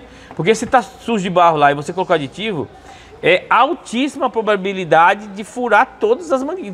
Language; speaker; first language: Portuguese; native; Portuguese